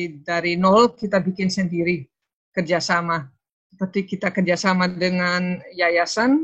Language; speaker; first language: Indonesian; non-native, fluent; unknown